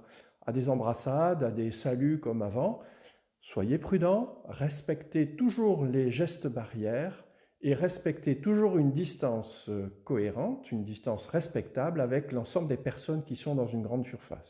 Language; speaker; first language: French; native; French